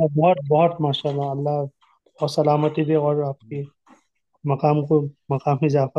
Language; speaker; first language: Urdu; native; Urdu